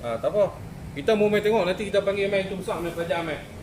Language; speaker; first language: Malay; native; Malay